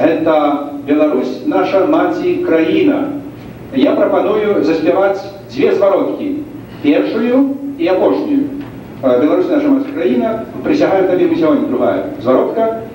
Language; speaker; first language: Belarusian; native; Belarusian